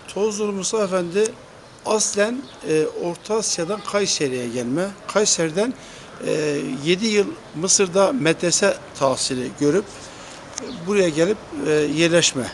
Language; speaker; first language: Turkish; native; Turkish